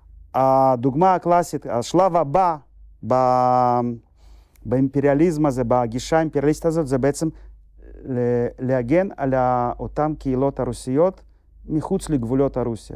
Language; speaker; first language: Hebrew; non-native, fluent; Russian